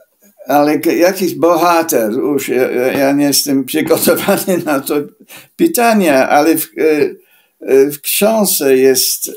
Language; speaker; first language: Polish; non-native, fluent; English